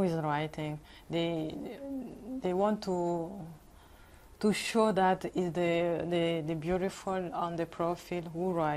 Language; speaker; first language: English; non-native, learner; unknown